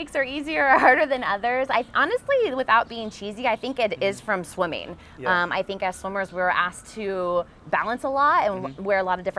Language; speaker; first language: English; native; English